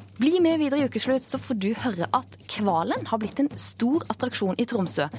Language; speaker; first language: Norwegian; native; Norwegian